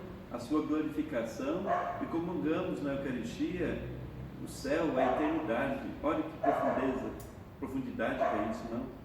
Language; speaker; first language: Portuguese; native; Portuguese